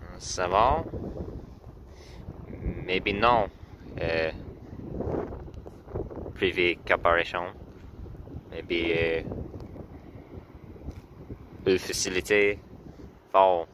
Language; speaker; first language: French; non-native, learner; English